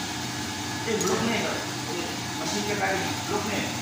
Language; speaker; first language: Hindi; non-native, learner; Filipino